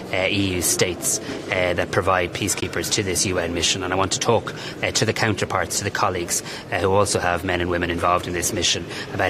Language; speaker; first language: English; native; English